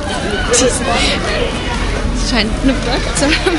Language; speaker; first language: German; native; German